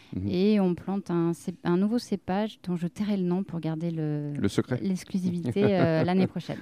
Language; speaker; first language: French; native; French